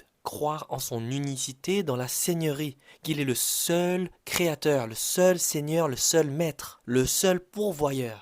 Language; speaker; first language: French; native; French